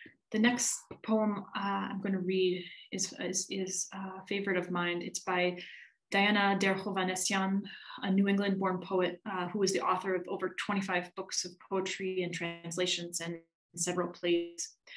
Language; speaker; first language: English; native; English